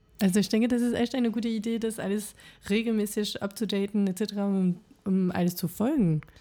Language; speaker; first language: German; non-native, fluent; French